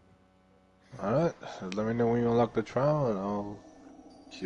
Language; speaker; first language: English; native; English